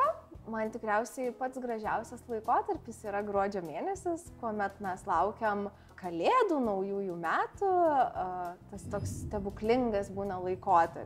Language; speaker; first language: Lithuanian; native; Lithuanian